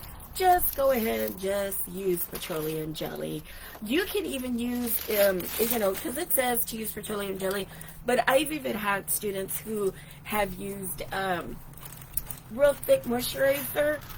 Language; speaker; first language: English; native; English